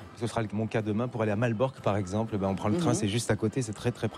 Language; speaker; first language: French; native; French